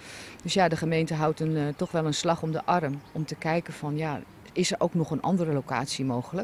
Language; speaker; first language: Dutch; native; Dutch